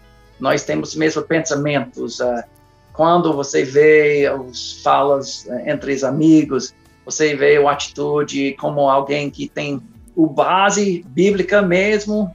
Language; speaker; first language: Portuguese; non-native, fluent; English